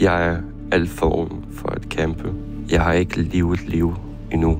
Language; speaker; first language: Danish; early bilingual, other home language; Ukrainian